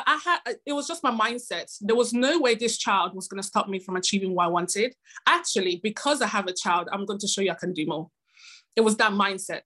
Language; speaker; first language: English; non-native, fluent; Italian